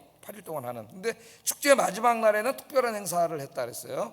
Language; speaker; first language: Korean; native; Korean